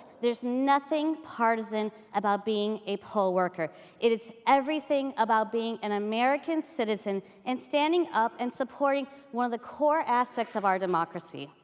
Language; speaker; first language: English; native; English